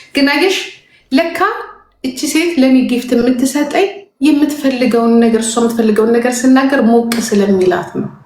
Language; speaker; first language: Amharic; native; Amharic